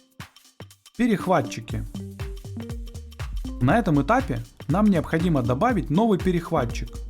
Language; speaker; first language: Russian; native; Russian